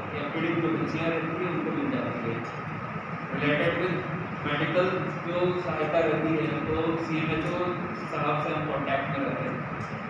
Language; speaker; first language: Hindi; native; Hindi